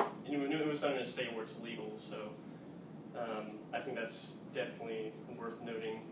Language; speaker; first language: English; native; English